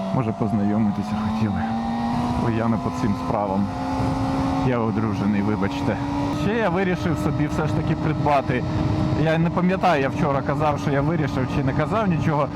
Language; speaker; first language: Ukrainian; non-native, local second language; Russian